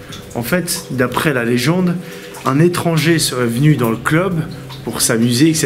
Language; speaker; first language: French; native; French